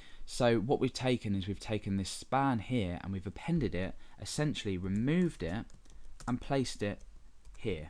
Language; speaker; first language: English; native; English